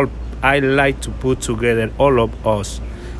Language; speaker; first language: English; non-native, learner; Spanish